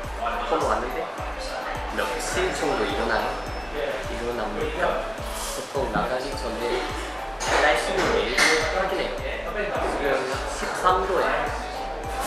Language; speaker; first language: Korean; non-native, fluent; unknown